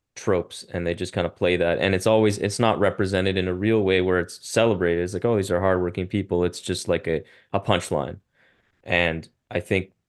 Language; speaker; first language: English; native; English